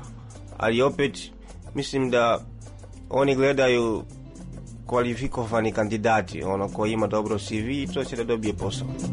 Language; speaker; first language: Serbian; non-native, fluent; Swahili